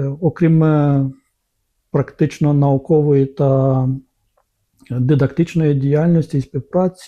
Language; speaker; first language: Ukrainian; non-native, local second language; Romanian